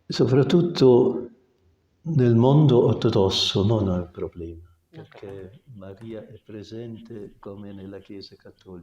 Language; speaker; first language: Italian; non-native, local second language; German